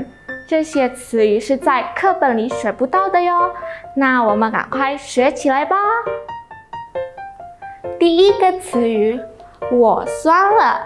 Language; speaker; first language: Chinese; non-native, learner; Indonesian